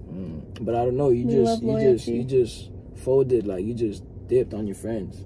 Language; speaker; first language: English; native; English